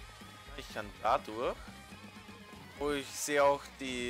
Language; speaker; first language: German; native; German